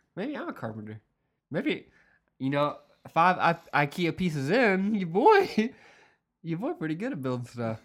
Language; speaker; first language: English; native; English